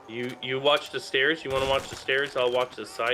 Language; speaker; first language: English; native; English